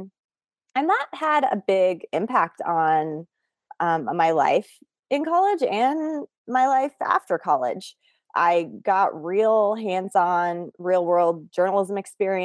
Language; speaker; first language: English; native; English